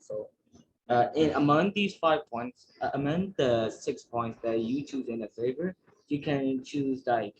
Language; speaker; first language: English; non-native, fluent; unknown